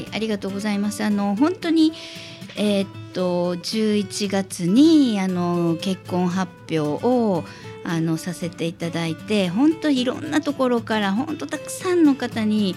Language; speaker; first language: Japanese; native; Japanese